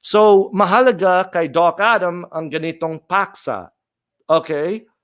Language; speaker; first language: Filipino; non-native, fluent; English